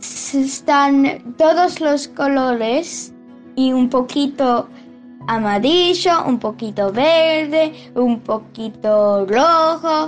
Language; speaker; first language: Spanish; early bilingual, heritage; Spanish